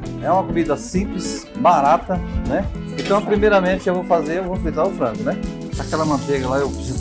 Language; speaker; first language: Portuguese; native; Portuguese